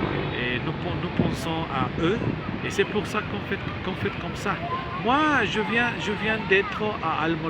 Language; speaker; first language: French; non-native, learner; Spanish